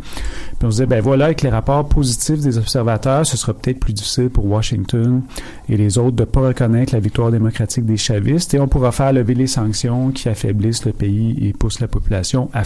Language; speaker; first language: French; native; French